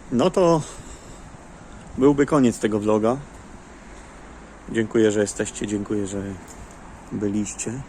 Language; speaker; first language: Polish; native; Polish